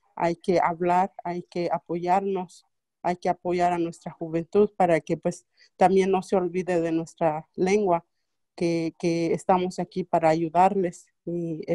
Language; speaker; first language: Spanish; non-native, local second language; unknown